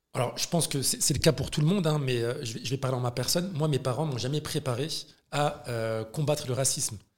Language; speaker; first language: French; early bilingual, other home language; Arabic